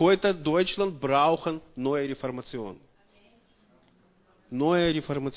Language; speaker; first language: German; non-native, learner; Russian